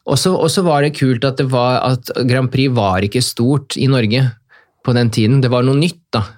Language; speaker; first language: Norwegian; early bilingual, other home language; Russian